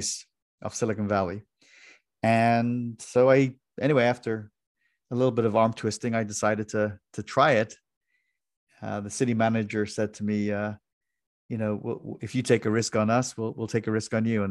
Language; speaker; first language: English; native; English